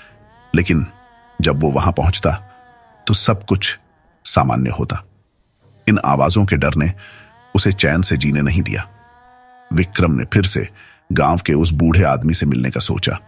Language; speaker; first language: Hindi; native; Hindi